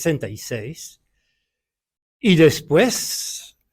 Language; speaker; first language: Spanish; non-native, fluent; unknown